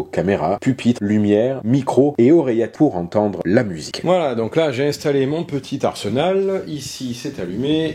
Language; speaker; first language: French; native; French